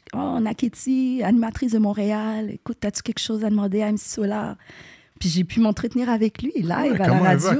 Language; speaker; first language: French; native; French